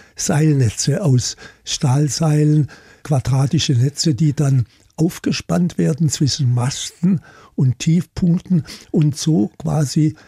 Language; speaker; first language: German; native; German